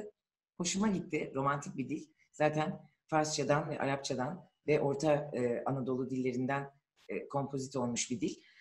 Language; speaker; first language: Turkish; native; Turkish